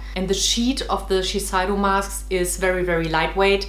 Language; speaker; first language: English; non-native, fluent; German